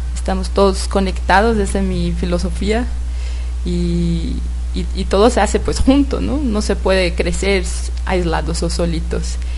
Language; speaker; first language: Spanish; non-native, fluent; Portuguese